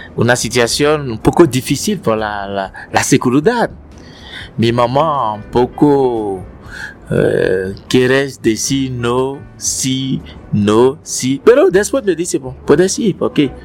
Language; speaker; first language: Spanish; non-native, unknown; French